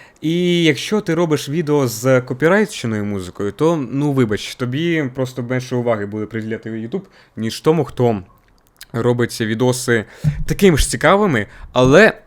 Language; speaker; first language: Ukrainian; non-native, local second language; Russian